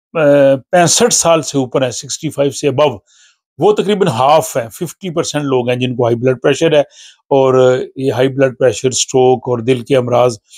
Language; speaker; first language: Urdu; non-native, local second language; Punjabi